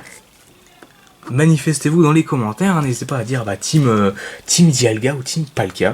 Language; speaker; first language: French; native; French